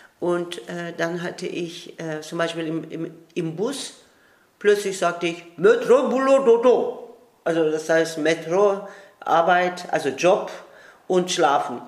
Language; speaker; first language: German; non-native, fluent; Turkish